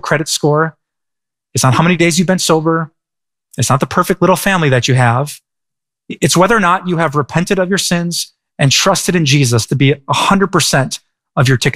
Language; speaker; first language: English; native; English